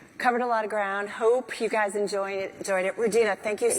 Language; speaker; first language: English; native; English